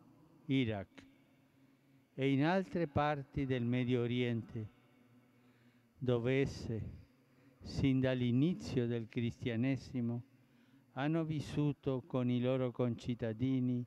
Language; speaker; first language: Italian; non-native, fluent; Spanish